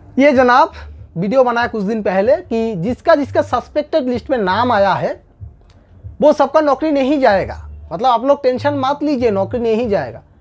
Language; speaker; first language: Hindi; non-native, local second language; Bangla